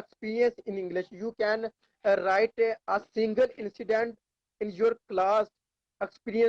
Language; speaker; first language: English; non-native, learner; Urdu